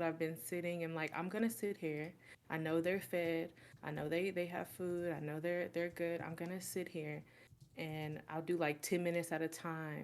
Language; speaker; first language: English; native; English